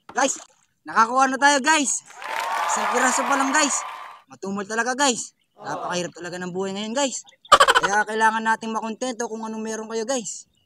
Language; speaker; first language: Filipino; non-native, local second language; Pampanga